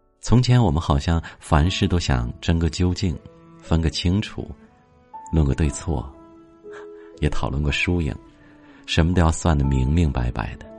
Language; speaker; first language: Chinese; native; Chinese